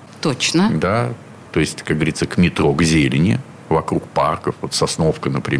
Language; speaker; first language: Russian; native; Russian